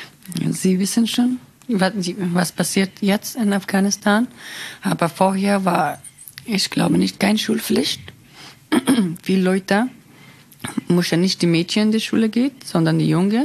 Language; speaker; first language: German; non-native, learner; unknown